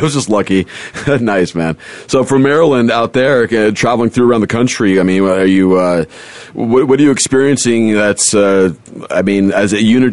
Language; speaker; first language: English; native; English